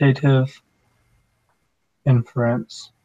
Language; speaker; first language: English; native; English